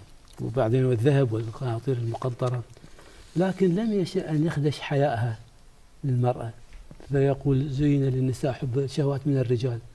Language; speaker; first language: Arabic; native; Arabic